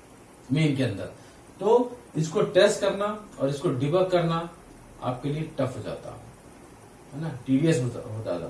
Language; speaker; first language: Hindi; native; Hindi